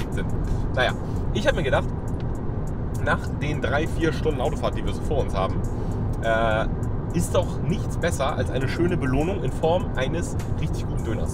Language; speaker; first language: German; native; German